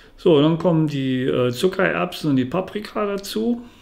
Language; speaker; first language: German; native; German